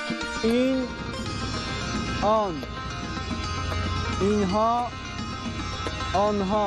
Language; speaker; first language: Persian; non-native, learner; Urdu